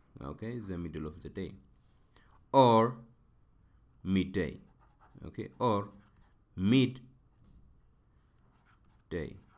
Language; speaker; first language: English; non-native, local second language; Amharic